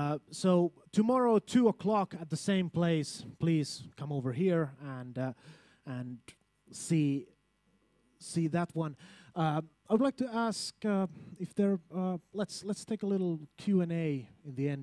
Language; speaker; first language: English; non-native, fluent; Finnish